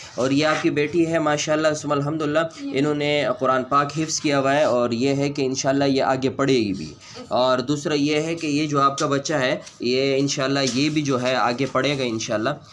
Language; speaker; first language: Urdu; non-native, local second language; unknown